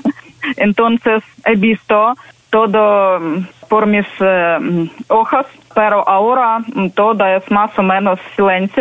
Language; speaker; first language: Spanish; non-native, fluent; Ukrainian